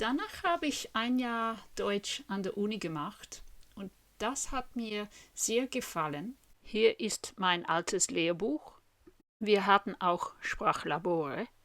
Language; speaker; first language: German; non-native, fluent; English